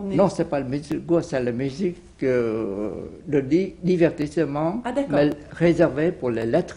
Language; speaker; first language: French; non-native, fluent; Vietnamese